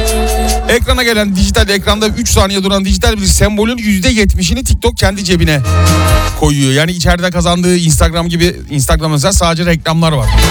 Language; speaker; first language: Turkish; native; Turkish